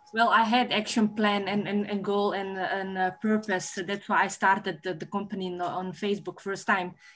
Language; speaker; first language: English; non-native, learner; Dutch